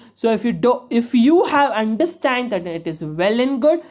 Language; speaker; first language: English; non-native, local second language; Kannada